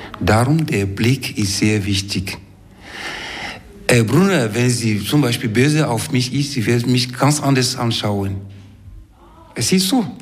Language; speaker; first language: German; non-native, fluent; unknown